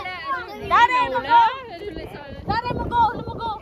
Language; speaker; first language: Norwegian; non-native, learner; Filipino